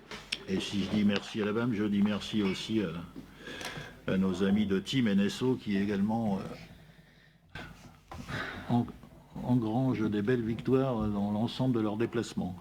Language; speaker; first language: French; native; French